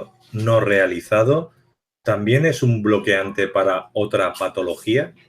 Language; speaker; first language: Spanish; native; Spanish